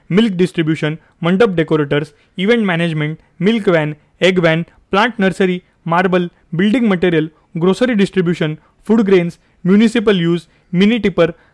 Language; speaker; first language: Hindi; non-native, local second language; Marathi